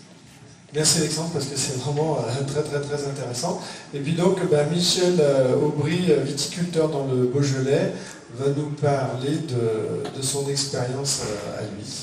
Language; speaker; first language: French; native; French